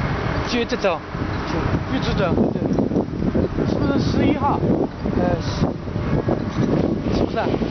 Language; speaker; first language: Chinese; non-native, learner; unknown